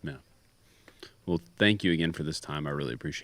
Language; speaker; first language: English; native; English